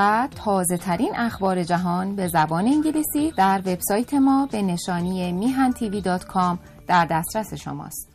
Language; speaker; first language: Persian; native; Persian